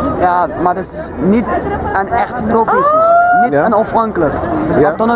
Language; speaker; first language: Dutch; non-native, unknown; Uyghur